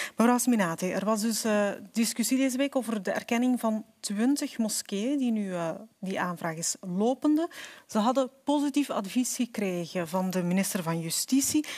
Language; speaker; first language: Dutch; native; Dutch